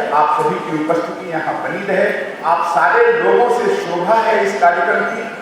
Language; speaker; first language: Hindi; native; Hindi